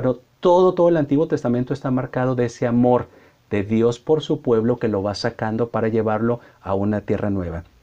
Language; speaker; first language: Spanish; native; Spanish